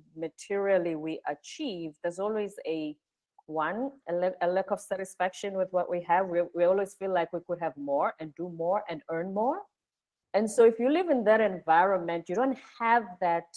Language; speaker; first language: English; non-native, local second language; Zulu